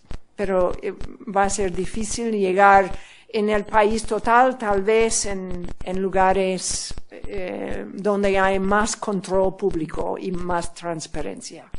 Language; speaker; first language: Spanish; non-native, fluent; English